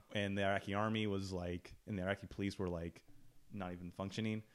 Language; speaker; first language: English; native; English